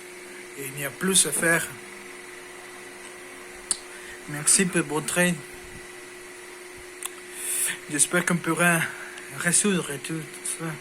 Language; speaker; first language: French; non-native, learner; Spanish